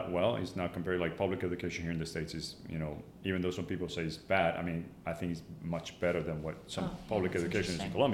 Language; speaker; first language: English; non-native, fluent; Spanish